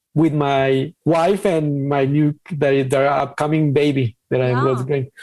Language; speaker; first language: English; non-native, fluent; Spanish